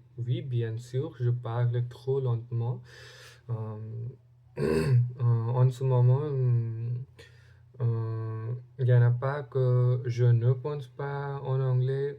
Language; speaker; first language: French; non-native, learner; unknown